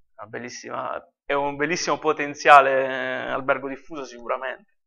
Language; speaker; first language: Italian; native; Italian